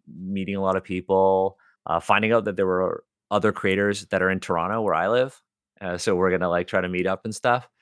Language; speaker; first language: English; native; English